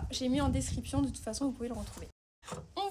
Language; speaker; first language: French; native; French